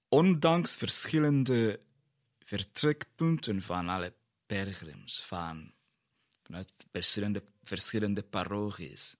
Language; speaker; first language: Dutch; non-native, fluent; Kinyarwanda